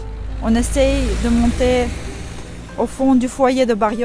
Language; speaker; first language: French; non-native, fluent; Russian